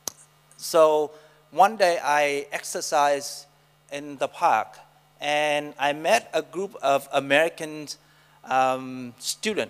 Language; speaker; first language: English; non-native, fluent; Vietnamese